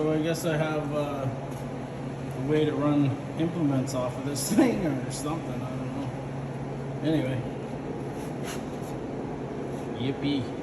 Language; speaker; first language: English; native; English